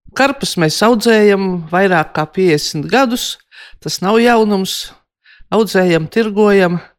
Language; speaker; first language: Latvian; native; Latvian